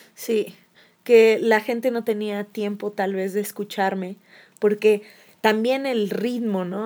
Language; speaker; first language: Spanish; native; Spanish